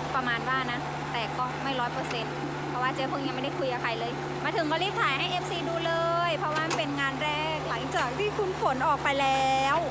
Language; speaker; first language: Thai; native; Thai